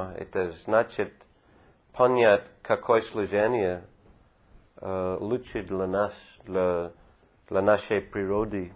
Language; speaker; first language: Russian; non-native, fluent; English